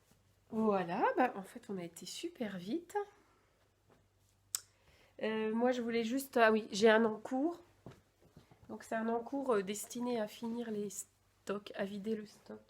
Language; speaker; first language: French; native; French